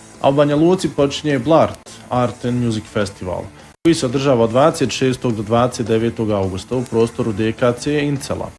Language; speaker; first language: Bosnian; native; Bosnian